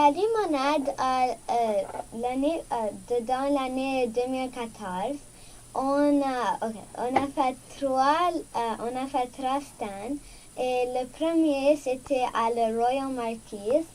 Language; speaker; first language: French; non-native, local second language; English